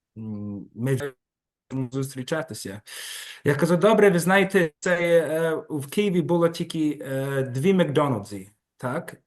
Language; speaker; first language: Ukrainian; early bilingual, heritage; Ukrainian